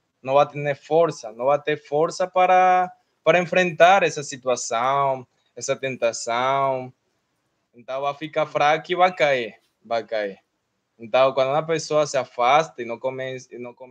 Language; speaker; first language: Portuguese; non-native, learner; Spanish